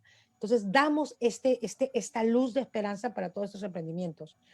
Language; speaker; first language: Spanish; native; Spanish